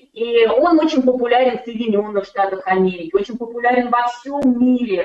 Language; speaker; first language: Russian; native; Russian